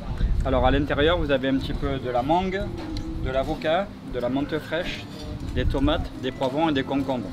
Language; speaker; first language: French; native; French